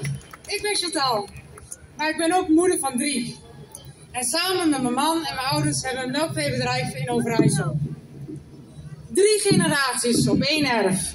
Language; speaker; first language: Dutch; native; Dutch